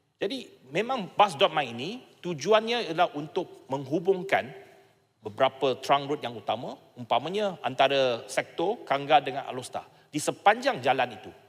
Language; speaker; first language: Malay; non-native, local second language; Chinese